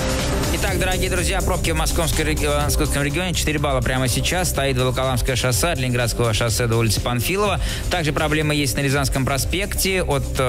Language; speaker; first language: Russian; native; Russian